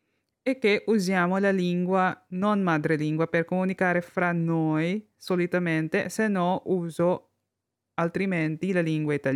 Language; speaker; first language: Italian; non-native, learner; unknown